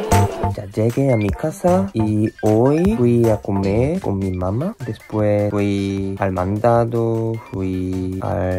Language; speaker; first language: Spanish; non-native, learner; Japanese